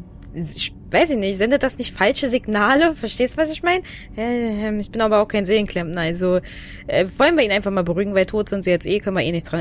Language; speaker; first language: German; native; German